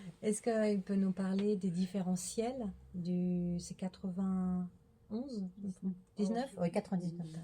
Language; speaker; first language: French; native; French